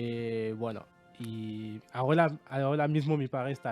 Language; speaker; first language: Spanish; non-native, learner; French